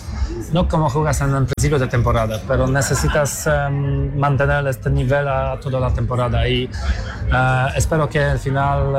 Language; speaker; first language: Spanish; non-native, learner; Polish